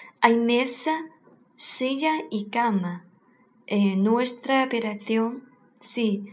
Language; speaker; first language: Spanish; non-native, learner; Chinese